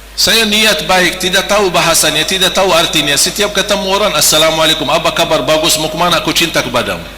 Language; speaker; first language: Malay; non-native, fluent; Arabic